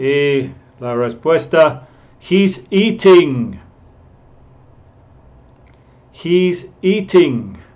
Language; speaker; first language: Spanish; non-native, fluent; English